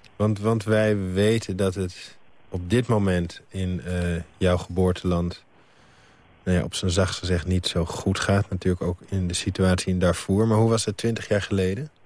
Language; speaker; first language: Dutch; native; Dutch